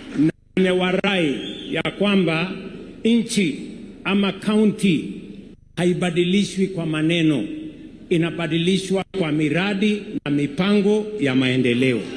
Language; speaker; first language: Swahili; non-native, local second language; Kalenjin